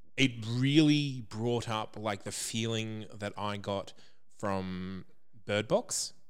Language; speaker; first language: English; native; English